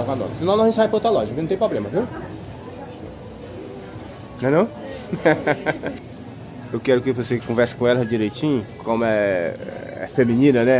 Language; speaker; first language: Portuguese; native; Portuguese